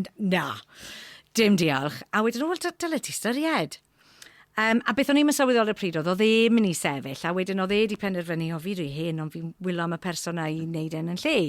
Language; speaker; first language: Welsh; non-native, local second language; English